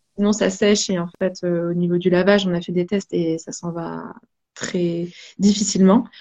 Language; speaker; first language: French; native; French